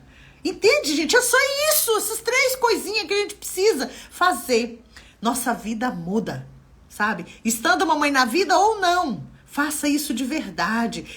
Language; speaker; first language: Portuguese; native; Portuguese